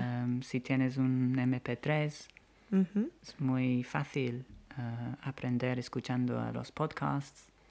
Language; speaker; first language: Spanish; non-native, fluent; English